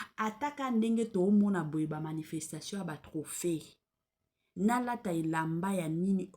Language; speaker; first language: Lingala; non-native, local second language; Swahili